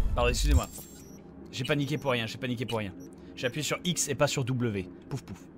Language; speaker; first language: French; native; French